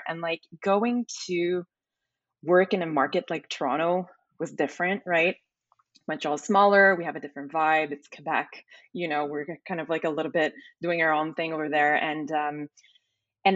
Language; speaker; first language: English; native; English